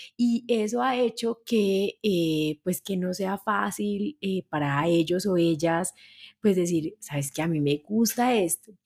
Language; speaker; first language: Spanish; native; Spanish